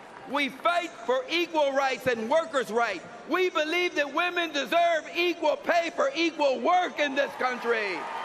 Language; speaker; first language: English; early bilingual, other home language; Spanish